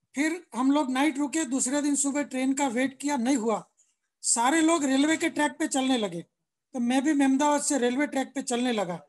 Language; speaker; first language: Hindi; non-native, local second language; Gujarati